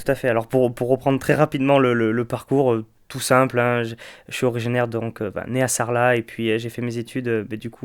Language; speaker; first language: French; native; French